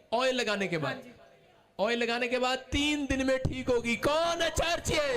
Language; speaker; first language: Hindi; non-native, local second language; Punjabi